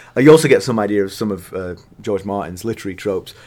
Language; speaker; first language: English; native; English